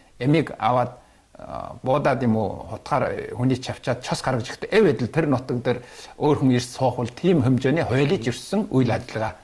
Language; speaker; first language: Mongolian; native; Mongolian